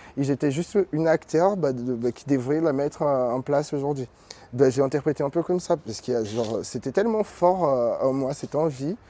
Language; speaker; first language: French; non-native, fluent; Portuguese